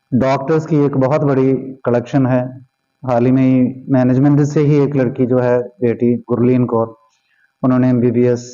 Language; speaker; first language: Hindi; non-native, local second language; Punjabi